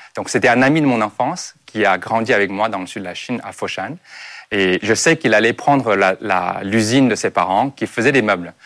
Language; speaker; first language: French; non-native, fluent; Chinese